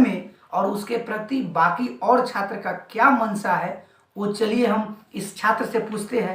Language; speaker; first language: Hindi; native; Hindi